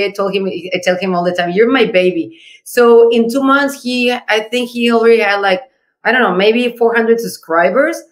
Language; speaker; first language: English; non-native, fluent; Spanish